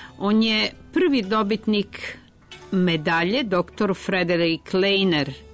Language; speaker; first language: Serbian; native; Serbian